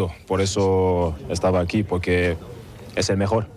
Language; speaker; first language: Spanish; non-native, learner; German